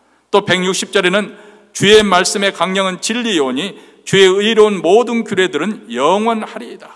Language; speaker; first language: Korean; native; Korean